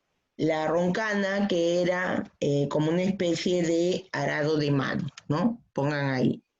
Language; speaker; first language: Spanish; native; Spanish